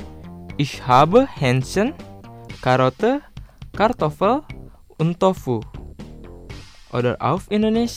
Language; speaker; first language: German; non-native, fluent; Indonesian